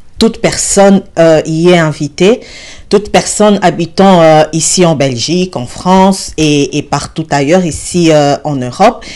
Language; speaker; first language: French; non-native, local second language; Lingala